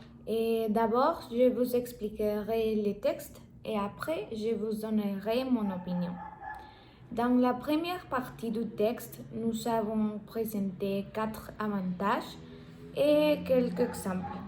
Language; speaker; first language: French; non-native, learner; Spanish